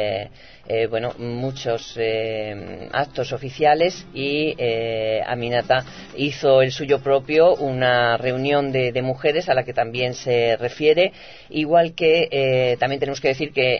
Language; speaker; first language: Spanish; native; Spanish